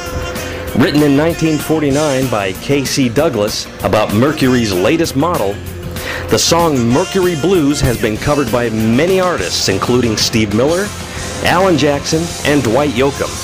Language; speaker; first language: English; native; English